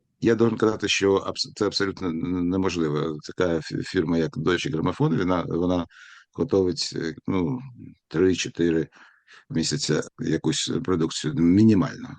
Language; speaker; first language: Ukrainian; non-native, local second language; Russian